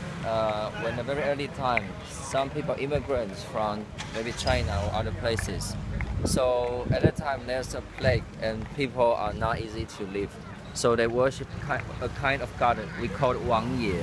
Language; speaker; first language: English; non-native, fluent; Chinese